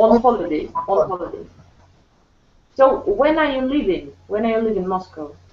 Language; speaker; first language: English; non-native, fluent; Russian